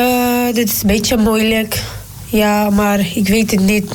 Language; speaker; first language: Dutch; non-native, learner; Arabic